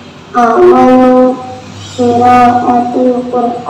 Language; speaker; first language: Arabic; non-native, learner; Indonesian